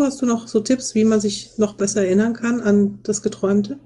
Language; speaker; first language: German; native; German